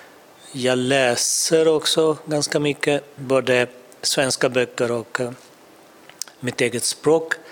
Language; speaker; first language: Swedish; non-native, fluent; Urdu